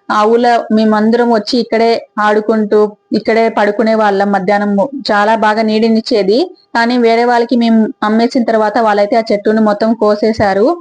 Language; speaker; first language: Telugu; native; Telugu